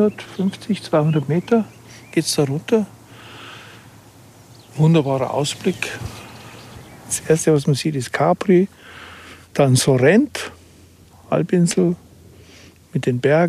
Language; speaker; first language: German; native; German